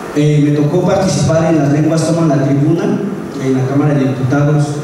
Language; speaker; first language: Spanish; non-native, local second language; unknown